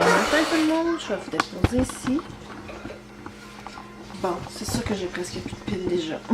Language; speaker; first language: French; native; French